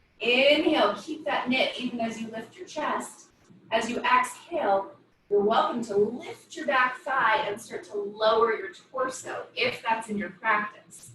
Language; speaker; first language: English; native; English